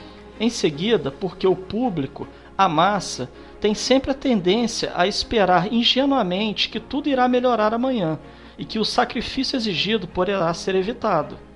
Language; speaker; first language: Portuguese; native; Portuguese